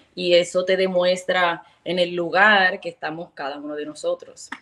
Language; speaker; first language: Spanish; native; Spanish